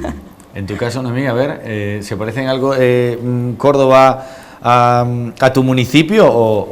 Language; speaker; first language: Spanish; native; Spanish